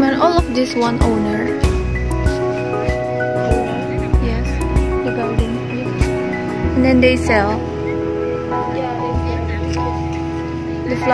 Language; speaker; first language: English; non-native, learner; Indonesian